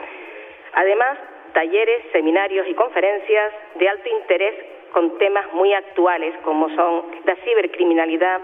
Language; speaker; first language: Spanish; native; Spanish